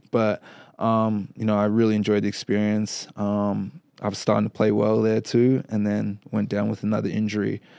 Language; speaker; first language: English; native; English